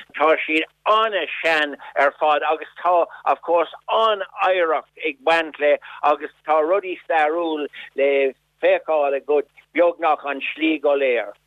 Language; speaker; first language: Irish; non-native, local second language; English